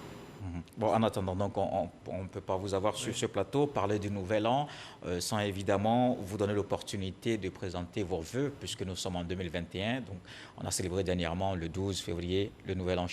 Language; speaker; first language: French; native; French